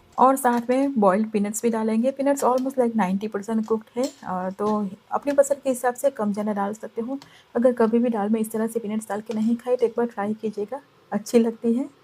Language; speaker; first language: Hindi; non-native, local second language; Gujarati